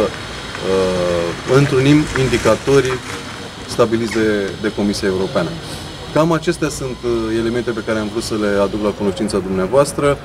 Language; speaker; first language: Romanian; native; Romanian